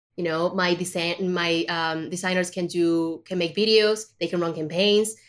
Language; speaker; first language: English; non-native, fluent; Spanish